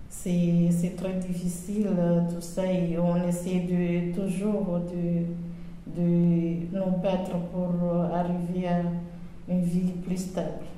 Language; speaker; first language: French; non-native, local second language; Comorian